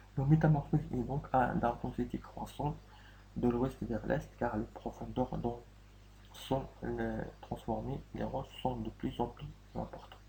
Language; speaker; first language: French; non-native, local second language; Arabic